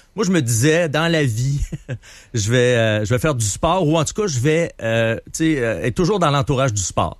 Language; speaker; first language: French; native; French